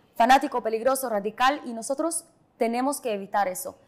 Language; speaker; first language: Spanish; non-native, fluent; Hebrew